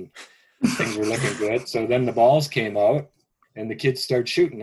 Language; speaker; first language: English; native; English